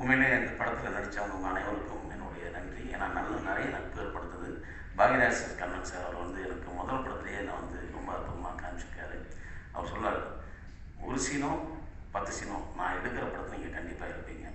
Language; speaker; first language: Tamil; native; Tamil